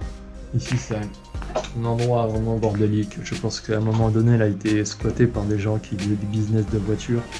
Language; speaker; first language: French; native; French